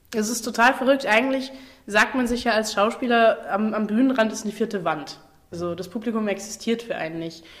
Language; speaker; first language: German; native; German